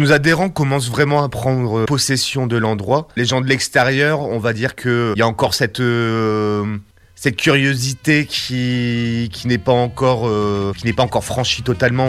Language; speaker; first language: French; native; French